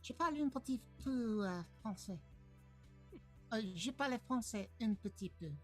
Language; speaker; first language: French; non-native, learner; English